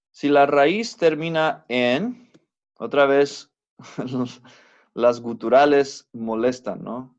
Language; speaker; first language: Spanish; non-native, fluent; English